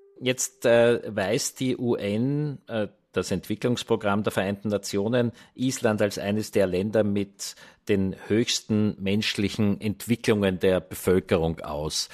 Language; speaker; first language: German; native; German